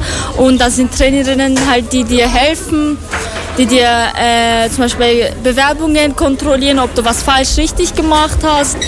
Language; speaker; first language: German; non-native, fluent; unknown